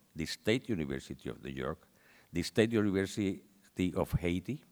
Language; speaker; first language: English; non-native, local second language; Spanish